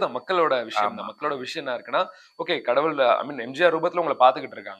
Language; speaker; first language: Tamil; native; Tamil